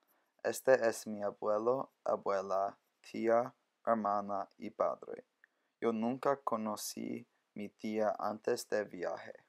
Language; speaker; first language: Spanish; non-native, learner; English